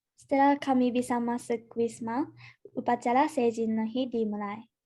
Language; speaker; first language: Indonesian; non-native, learner; Japanese